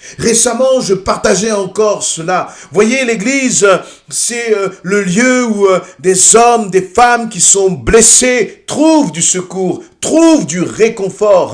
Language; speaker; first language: French; native; French